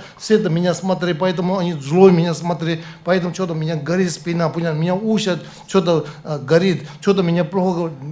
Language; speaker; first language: Russian; non-native, learner; Tibetan